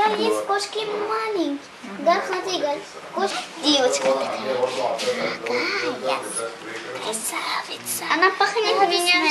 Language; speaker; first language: Russian; early bilingual, heritage; Russian